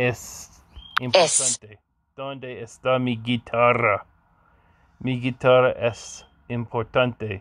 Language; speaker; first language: Spanish; non-native, learner; English